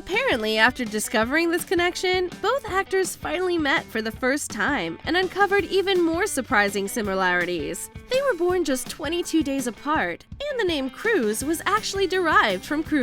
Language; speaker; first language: English; native; English